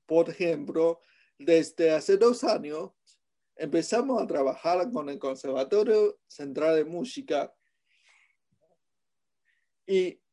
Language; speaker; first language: Spanish; non-native, fluent; Chinese